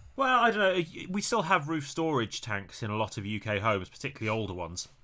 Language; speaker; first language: English; native; English